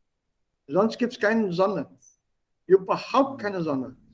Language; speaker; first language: German; non-native, fluent; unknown